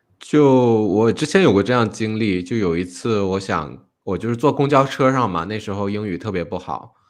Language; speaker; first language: Chinese; native; Chinese